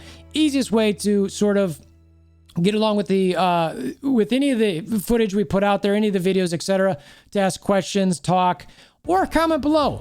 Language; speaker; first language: English; native; English